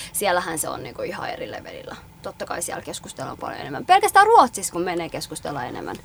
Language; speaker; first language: Finnish; early bilingual, other home language; Somali